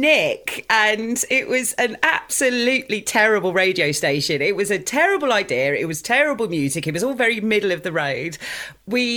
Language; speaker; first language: English; native; English